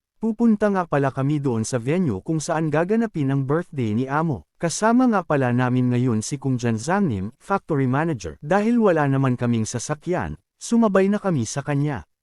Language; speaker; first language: Filipino; native; Filipino